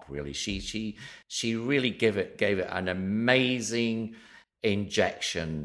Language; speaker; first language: English; native; English